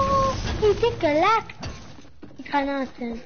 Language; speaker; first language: German; non-native, learner; Portuguese